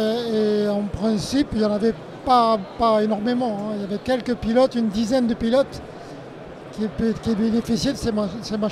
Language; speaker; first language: French; native; French